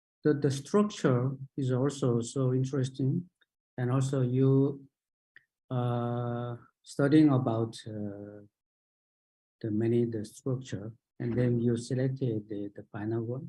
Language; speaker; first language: English; non-native, learner; Japanese